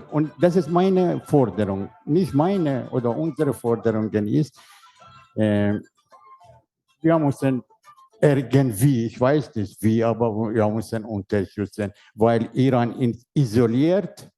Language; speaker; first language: German; non-native, learner; Persian